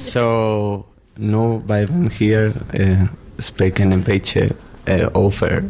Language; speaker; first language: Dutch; non-native, learner; Spanish